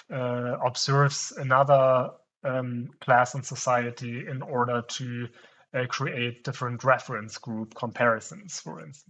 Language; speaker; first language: English; non-native, fluent; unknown